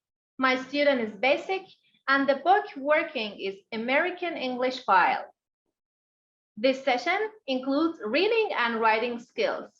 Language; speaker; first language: English; non-native, fluent; Persian